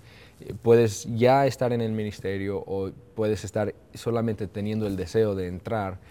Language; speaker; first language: Spanish; early bilingual, heritage; Spanish